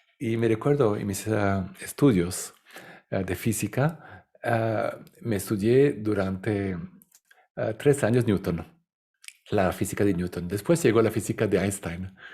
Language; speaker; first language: Spanish; non-native, fluent; Italian